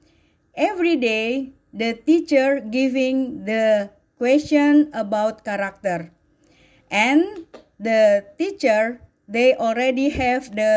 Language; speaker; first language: English; non-native, learner; Indonesian